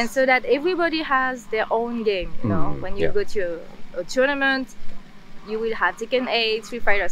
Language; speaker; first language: English; non-native, fluent; French